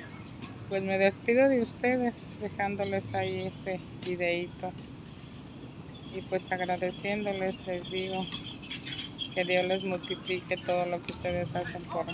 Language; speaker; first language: Spanish; native; Spanish